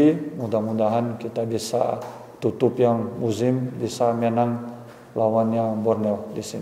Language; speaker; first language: Indonesian; non-native, fluent; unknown